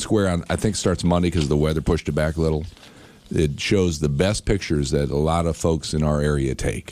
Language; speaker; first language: English; native; English